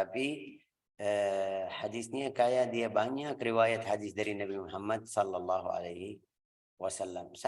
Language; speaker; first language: Indonesian; non-native, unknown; Arabic